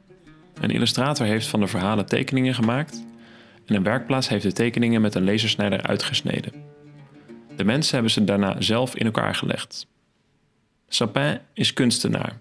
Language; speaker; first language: Dutch; native; Dutch